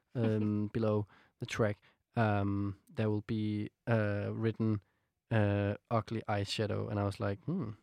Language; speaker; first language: English; non-native, fluent; Danish